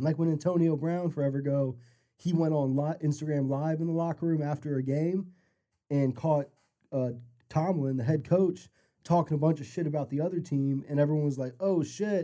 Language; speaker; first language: English; native; English